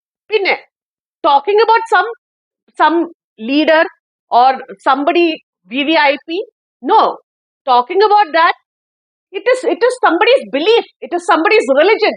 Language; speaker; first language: English; non-native, local second language; Malayalam